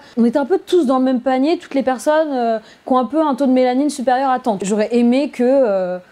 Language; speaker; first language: French; native; French